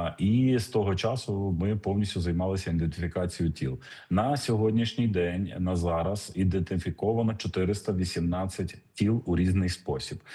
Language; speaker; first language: Ukrainian; native; Ukrainian